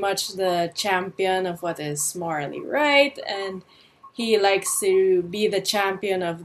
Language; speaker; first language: English; non-native, local second language; Filipino